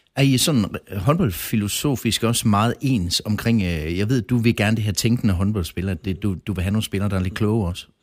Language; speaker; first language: Danish; native; Danish